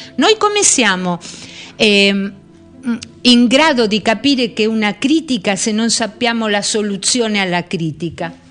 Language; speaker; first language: Italian; early bilingual, heritage; Spanish